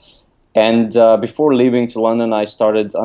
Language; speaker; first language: English; non-native, fluent; Lithuanian